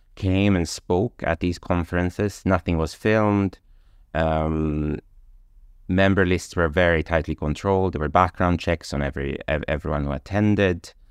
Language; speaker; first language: English; non-native, fluent; Swedish